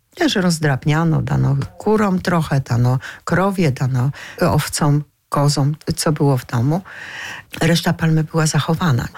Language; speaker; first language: Polish; native; Polish